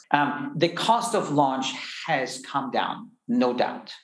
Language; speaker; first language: English; non-native, fluent; German